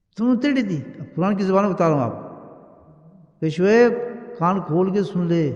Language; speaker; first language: Urdu; early bilingual, heritage; Urdu